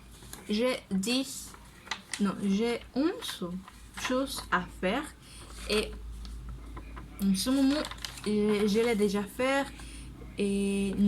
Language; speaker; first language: French; non-native, learner; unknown